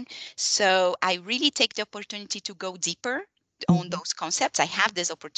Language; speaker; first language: English; non-native, fluent; Portuguese